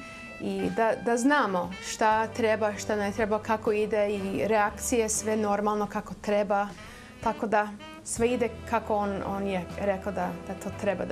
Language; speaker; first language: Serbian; early bilingual, heritage; Serbian